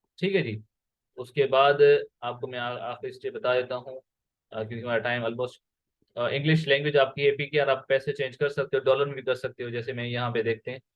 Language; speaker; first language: Urdu; non-native, local second language; Sindhi